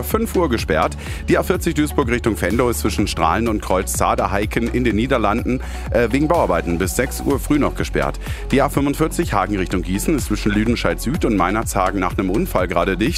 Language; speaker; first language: German; native; German